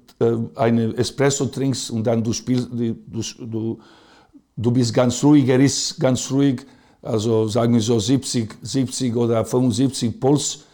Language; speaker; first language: German; non-native, fluent; Serbian